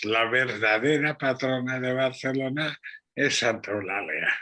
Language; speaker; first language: Spanish; non-native, local second language; Catalan